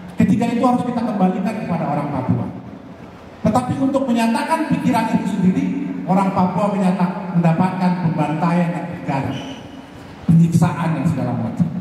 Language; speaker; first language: Indonesian; native; Indonesian